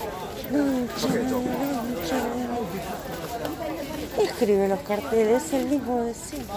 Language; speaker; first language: Italian; non-native, learner; Spanish